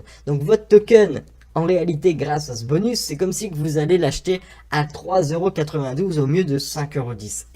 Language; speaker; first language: French; native; French